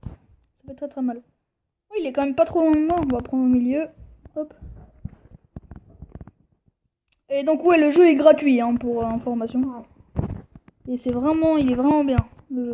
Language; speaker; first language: French; native; French